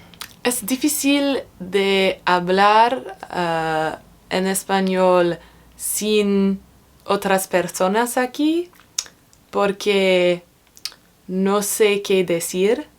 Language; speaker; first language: Spanish; non-native, learner; English